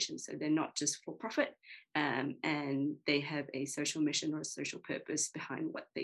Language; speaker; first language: English; native; English